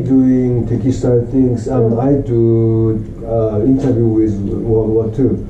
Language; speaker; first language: English; non-native, learner; Japanese